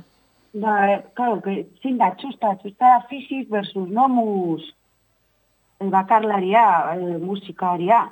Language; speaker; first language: Basque; non-native, local second language; Spanish